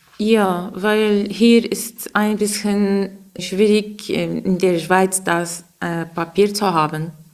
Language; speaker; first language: German; non-native, learner; Arabic